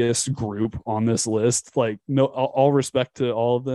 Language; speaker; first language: English; native; English